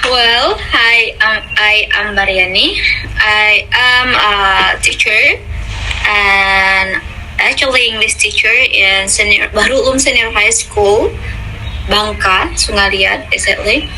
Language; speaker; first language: English; non-native, fluent; Indonesian